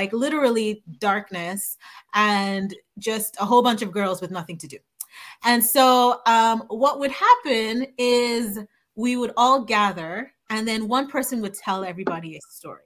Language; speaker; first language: English; non-native, local second language; Yoruba